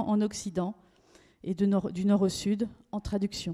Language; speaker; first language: French; native; French